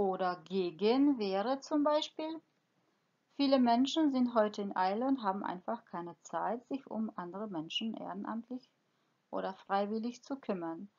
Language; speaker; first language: German; non-native, fluent; Croatian